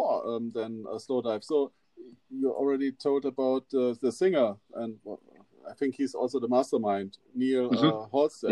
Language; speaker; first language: English; non-native, fluent; German